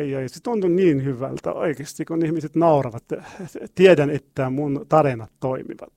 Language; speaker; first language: Finnish; non-native, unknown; Arabic